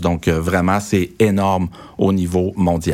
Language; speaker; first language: French; native; French